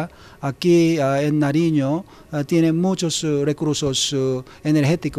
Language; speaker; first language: Spanish; non-native, learner; Korean